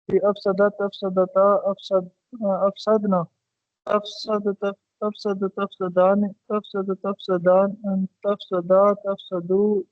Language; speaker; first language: Arabic; non-native, learner; Urdu